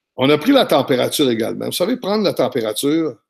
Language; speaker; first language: French; native; French